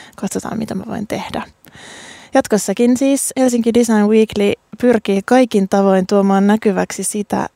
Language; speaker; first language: Finnish; native; Finnish